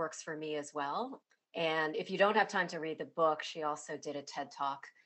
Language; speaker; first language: English; native; English